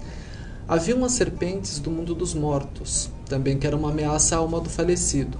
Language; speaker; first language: Portuguese; native; Portuguese